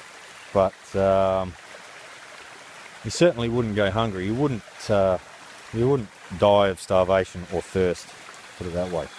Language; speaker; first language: English; native; English